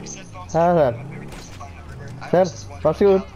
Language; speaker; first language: Swedish; native; Swedish